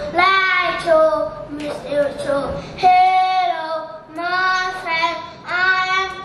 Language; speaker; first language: English; non-native, learner; Vietnamese